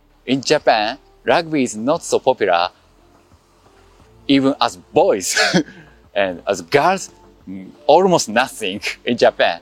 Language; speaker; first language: English; non-native, learner; Japanese